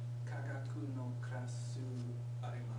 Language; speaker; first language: Japanese; non-native, learner; English